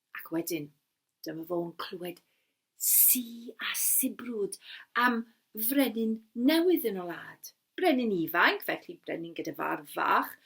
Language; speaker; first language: Welsh; non-native, local second language; English